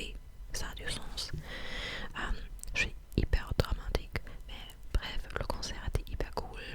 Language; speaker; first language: French; non-native, fluent; English